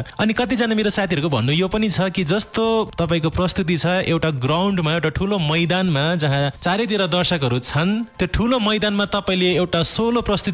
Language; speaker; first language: Nepali; native; Nepali